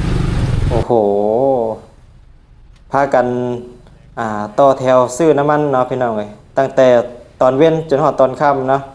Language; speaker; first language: Thai; non-native, local second language; Northeastern Thai